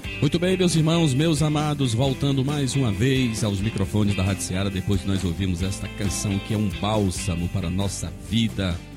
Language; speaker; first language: Portuguese; native; Portuguese